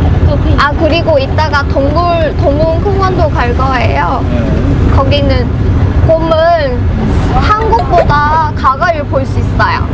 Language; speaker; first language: Korean; non-native, learner; Vietnamese